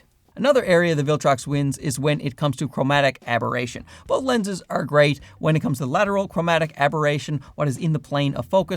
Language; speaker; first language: English; native; English